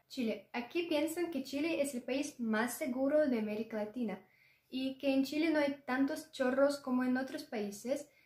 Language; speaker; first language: Spanish; non-native, learner; Russian